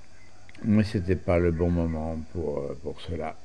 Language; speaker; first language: French; native; French